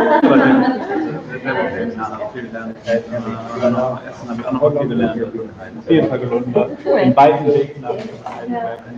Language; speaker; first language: German; non-native, learner; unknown